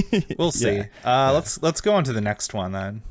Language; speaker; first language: English; native; English